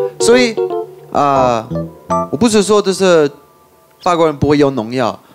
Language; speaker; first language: Chinese; non-native, fluent; French